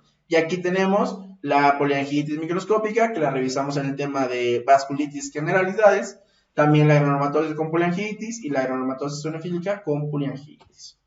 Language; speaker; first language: Spanish; native; Spanish